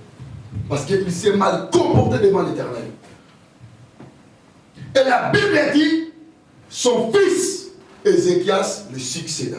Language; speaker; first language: French; non-native, local second language; Lingala